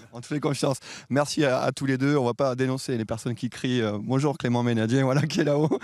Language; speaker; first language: French; native; French